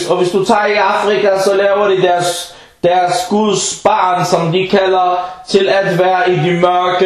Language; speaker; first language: Danish; non-native, fluent; Arabic